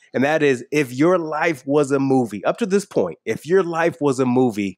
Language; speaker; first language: English; native; English